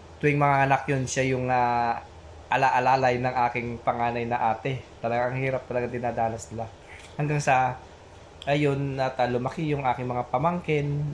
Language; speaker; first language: Filipino; non-native, local second language; Pampanga